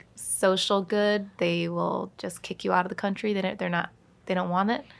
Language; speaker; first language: English; native; English